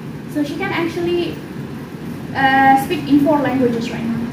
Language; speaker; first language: English; non-native, fluent; Indonesian